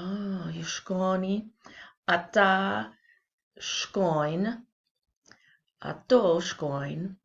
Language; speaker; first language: Albanian; non-native, learner; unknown